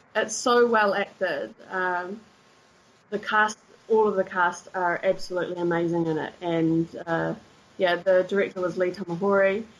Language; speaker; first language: English; native; English